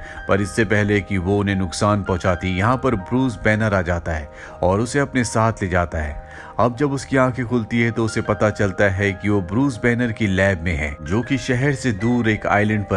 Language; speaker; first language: Hindi; native; Hindi